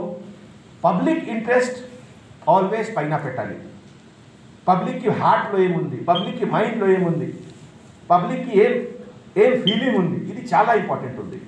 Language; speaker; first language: Telugu; non-native, fluent; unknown